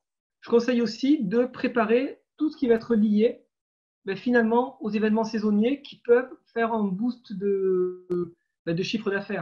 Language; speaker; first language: French; native; French